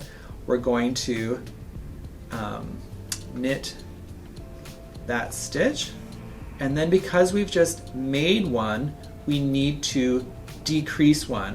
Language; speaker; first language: English; native; English